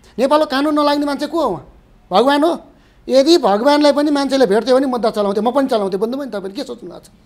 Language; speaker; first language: Nepali; native; Nepali